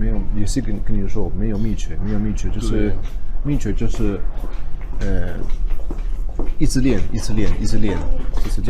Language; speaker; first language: Chinese; non-native, fluent; Spanish